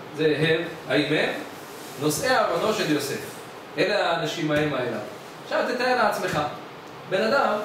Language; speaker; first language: Hebrew; native; Hebrew